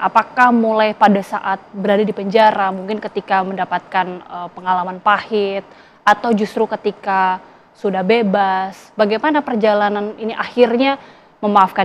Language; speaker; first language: Malay; native; Malay